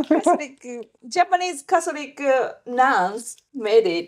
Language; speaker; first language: English; non-native, learner; Japanese